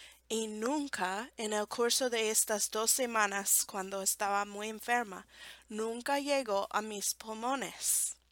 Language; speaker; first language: Spanish; non-native, fluent; English